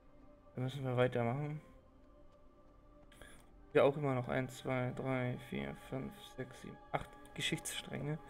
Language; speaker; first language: German; native; German